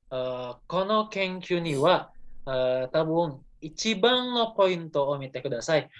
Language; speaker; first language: Japanese; non-native, learner; Indonesian